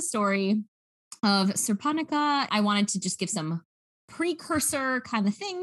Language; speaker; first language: English; native; English